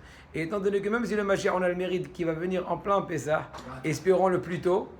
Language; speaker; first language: French; native; French